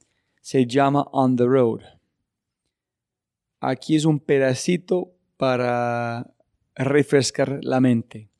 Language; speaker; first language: Spanish; non-native, fluent; English